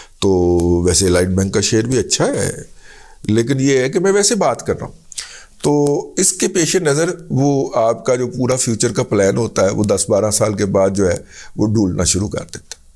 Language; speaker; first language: Urdu; native; Urdu